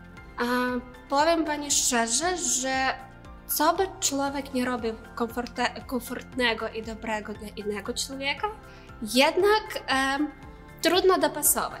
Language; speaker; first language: Polish; non-native, learner; Ukrainian